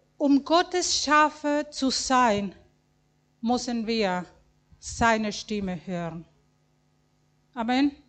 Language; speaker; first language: German; non-native, fluent; Spanish